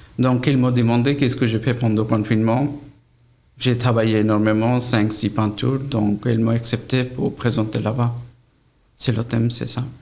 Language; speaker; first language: French; non-native, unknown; Bangla